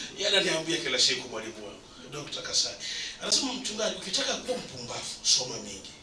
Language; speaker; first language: Swahili; non-native, local second language; Nande